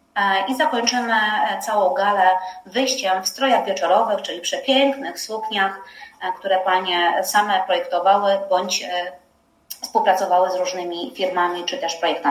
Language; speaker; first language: Polish; native; Polish